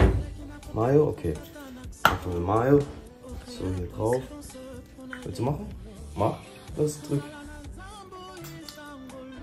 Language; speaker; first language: German; native; German